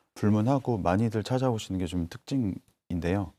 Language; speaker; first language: Korean; native; Korean